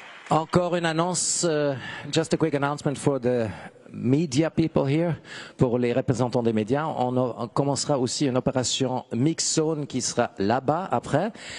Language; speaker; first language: French; non-native, fluent; German